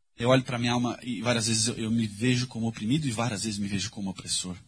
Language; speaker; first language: Portuguese; native; Portuguese